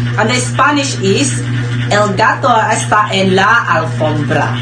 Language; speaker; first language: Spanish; non-native, learner; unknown